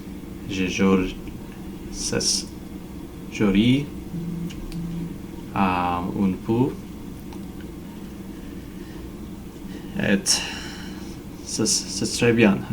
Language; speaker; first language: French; non-native, learner; English